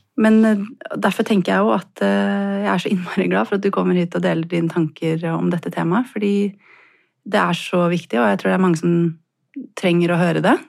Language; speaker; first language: Norwegian; native; Norwegian